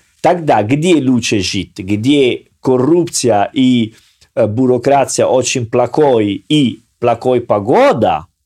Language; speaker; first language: Russian; non-native, learner; Italian